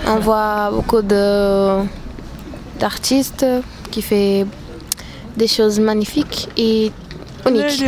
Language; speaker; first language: French; non-native, learner; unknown